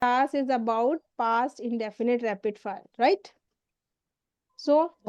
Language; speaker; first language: English; non-native, fluent; Hindi